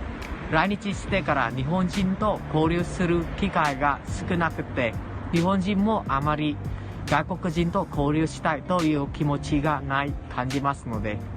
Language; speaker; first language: Japanese; non-native, learner; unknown